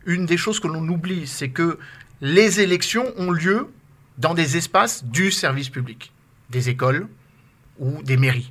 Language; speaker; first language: French; native; French